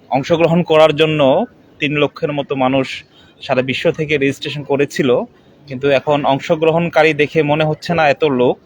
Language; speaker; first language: Bangla; non-native, local second language; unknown